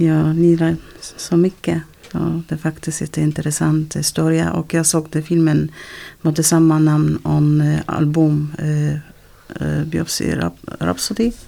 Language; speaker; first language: Swedish; non-native, learner; Arabic